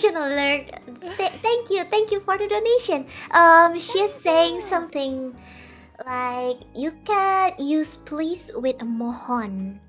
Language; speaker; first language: English; non-native, fluent; Indonesian